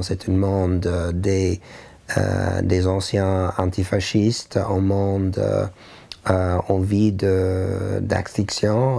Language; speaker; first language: French; non-native, learner; English